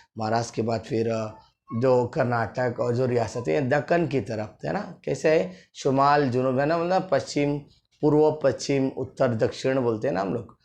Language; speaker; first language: Urdu; native; Urdu